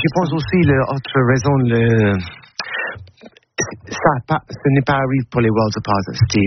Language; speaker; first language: French; non-native, learner; English